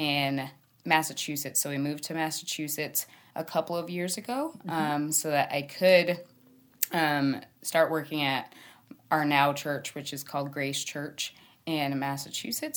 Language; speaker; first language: English; native; English